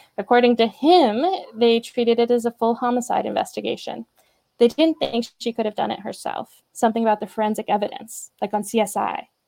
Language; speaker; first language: English; native; English